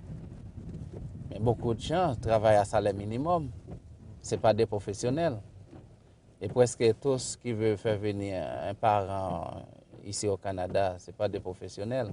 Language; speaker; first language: French; non-native, local second language; Haitian Creole